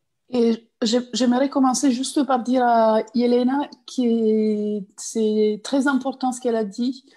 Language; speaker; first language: French; native; French